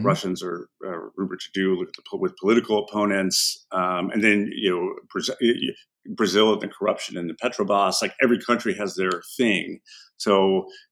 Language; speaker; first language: English; non-native, fluent; Arabic